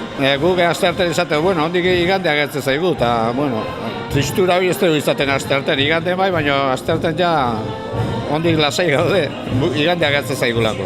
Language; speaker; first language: Basque; native; Basque